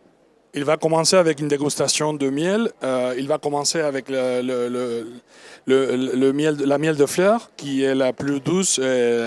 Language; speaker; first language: French; non-native, learner; Spanish